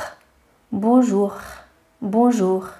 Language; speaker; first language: French; non-native, fluent; Hungarian